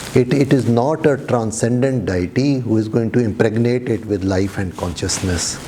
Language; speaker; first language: English; non-native, local second language; Urdu